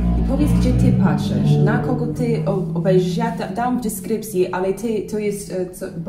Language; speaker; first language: Polish; non-native, learner; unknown